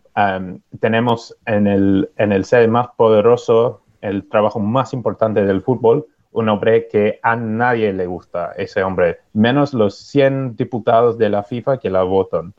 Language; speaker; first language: Spanish; non-native, fluent; English